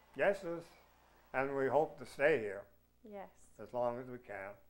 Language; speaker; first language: English; native; English